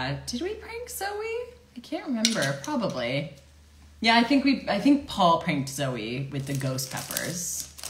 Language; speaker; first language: English; native; English